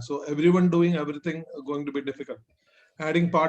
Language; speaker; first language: English; non-native, local second language; Malayalam